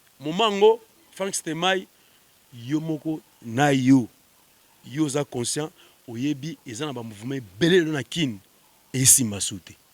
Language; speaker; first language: Lingala; native; Lingala